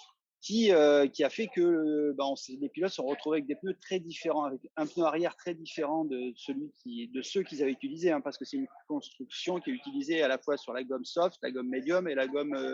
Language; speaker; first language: French; native; French